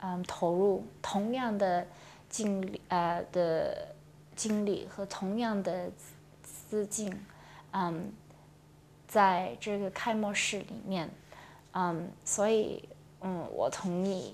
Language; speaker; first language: Chinese; non-native, local second language; Cantonese